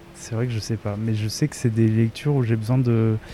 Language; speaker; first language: French; native; French